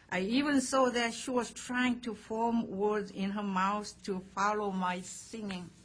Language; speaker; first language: English; non-native, fluent; Korean